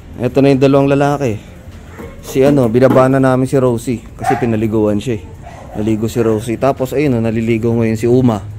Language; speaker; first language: Filipino; native; Filipino